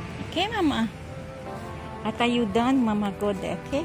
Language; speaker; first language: English; non-native, learner; Portuguese